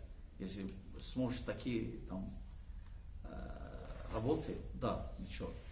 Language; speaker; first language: Russian; non-native, learner; Azerbaijani